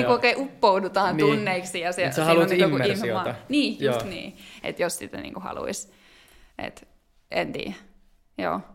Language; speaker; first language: Finnish; native; Finnish